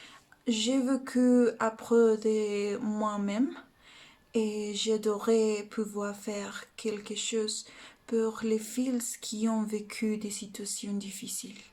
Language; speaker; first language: French; non-native, learner; Spanish